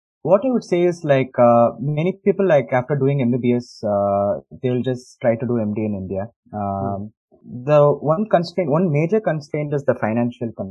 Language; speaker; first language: English; non-native, local second language; Tamil